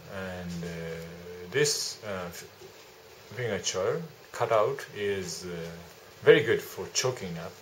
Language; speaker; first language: English; non-native, learner; Japanese